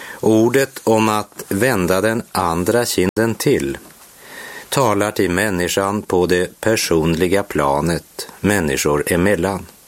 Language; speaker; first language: Swedish; native; Swedish